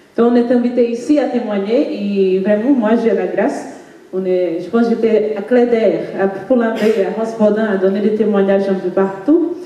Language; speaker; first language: French; non-native, fluent; Portuguese